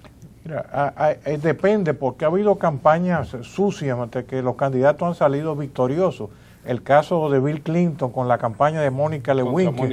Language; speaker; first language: Spanish; native; Spanish